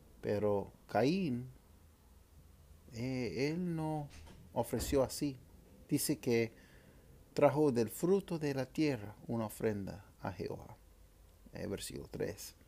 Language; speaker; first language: Spanish; non-native, fluent; English